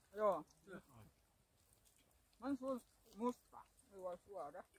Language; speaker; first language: Finnish; non-native, learner; Thai